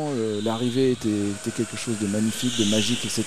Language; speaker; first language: French; native; French